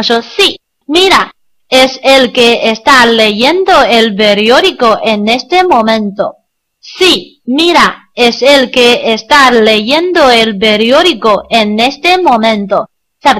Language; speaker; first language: Spanish; non-native, learner; Chinese